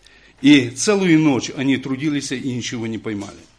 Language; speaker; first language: Polish; non-native, learner; Ukrainian